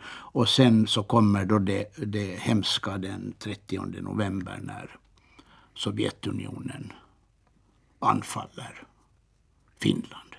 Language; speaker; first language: Swedish; native; Swedish